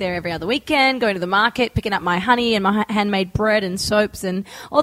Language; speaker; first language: English; native; English